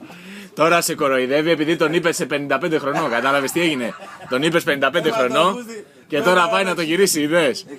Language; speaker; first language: Greek; native; Greek